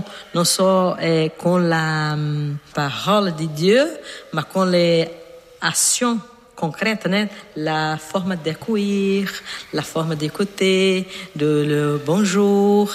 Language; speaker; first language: French; non-native, fluent; Portuguese